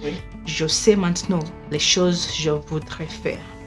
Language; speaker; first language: French; non-native, fluent; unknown